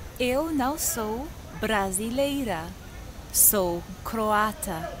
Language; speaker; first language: Portuguese; non-native, fluent; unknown